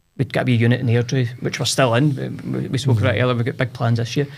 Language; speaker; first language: English; native; English